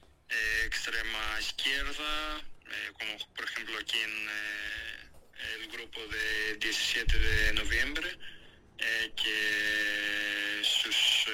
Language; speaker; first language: Spanish; non-native, fluent; Greek